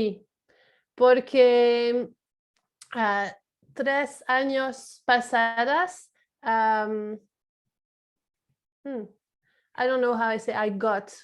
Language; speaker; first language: Spanish; non-native, learner; English